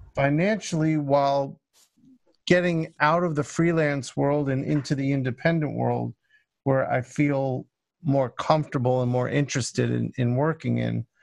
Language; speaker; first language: English; native; English